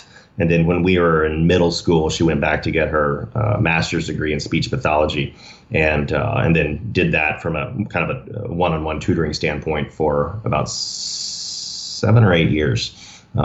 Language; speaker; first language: English; native; English